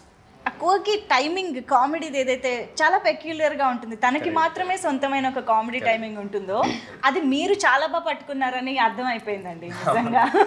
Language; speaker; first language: Telugu; native; Telugu